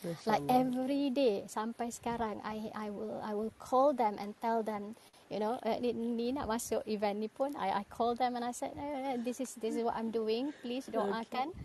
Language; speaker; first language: English; non-native, local second language; Malay